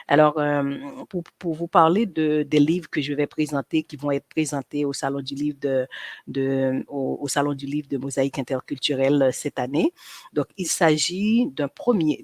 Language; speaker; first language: French; non-native, local second language; Haitian Creole